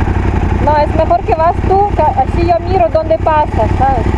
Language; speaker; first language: Spanish; non-native, fluent; Italian